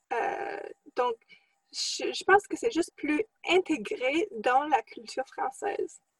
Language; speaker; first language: French; non-native, fluent; English